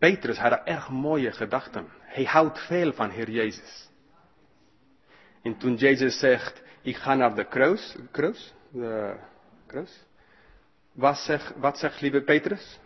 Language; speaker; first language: Dutch; non-native, fluent; English